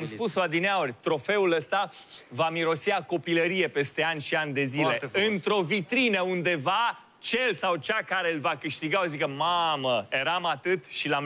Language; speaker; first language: Romanian; native; Romanian